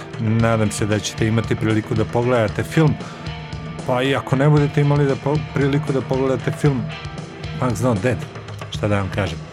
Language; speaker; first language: Serbian; native; Serbian